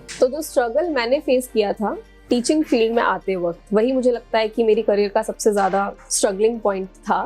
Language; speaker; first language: Hindi; native; Hindi